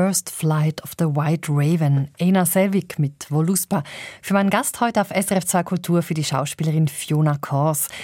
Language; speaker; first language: German; native; German